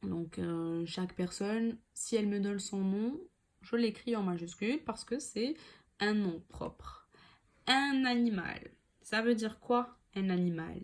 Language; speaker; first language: French; non-native, local second language; Arabic